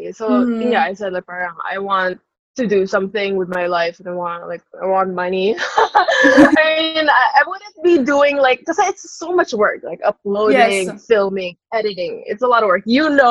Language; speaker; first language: English; non-native, local second language; Filipino